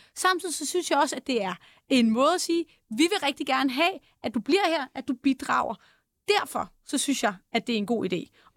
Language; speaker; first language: Danish; native; Danish